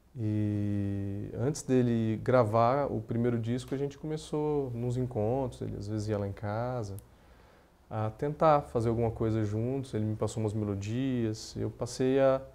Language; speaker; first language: Portuguese; native; Portuguese